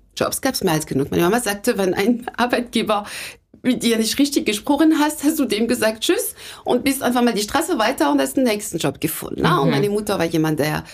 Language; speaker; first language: German; non-native, fluent; French